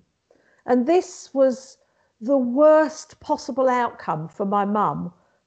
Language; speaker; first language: English; native; English